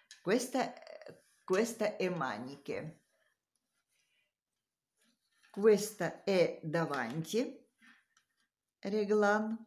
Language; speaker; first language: Italian; non-native, learner; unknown